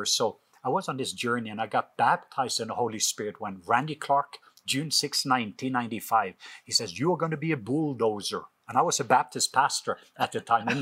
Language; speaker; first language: English; non-native, fluent; Norwegian